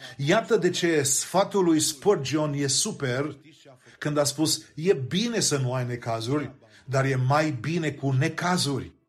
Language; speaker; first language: Romanian; native; Romanian